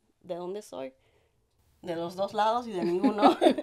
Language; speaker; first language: Spanish; early bilingual, heritage; Spanish